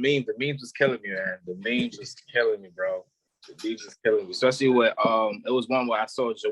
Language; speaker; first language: English; native; English